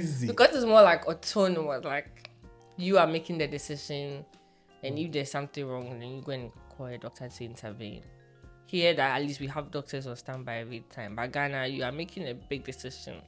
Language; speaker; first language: English; non-native, local second language; Akan